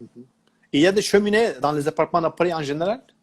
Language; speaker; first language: French; non-native, learner; Turkish